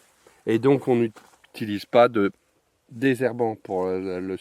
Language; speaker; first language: French; native; French